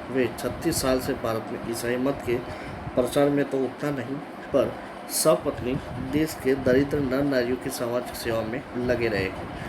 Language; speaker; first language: Hindi; non-native, local second language; Gujarati